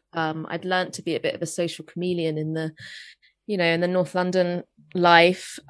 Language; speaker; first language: English; native; English